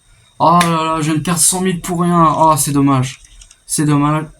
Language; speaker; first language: French; native; French